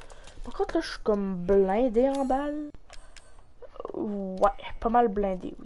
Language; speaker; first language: French; native; French